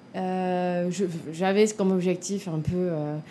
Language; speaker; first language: French; native; French